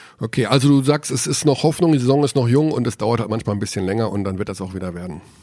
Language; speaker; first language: German; native; German